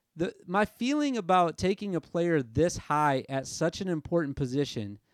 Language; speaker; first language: English; native; English